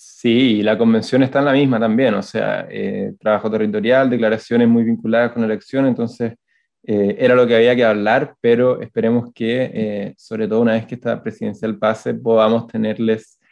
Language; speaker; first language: Spanish; native; Spanish